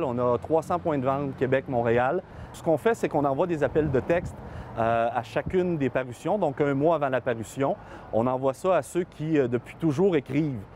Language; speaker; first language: French; native; French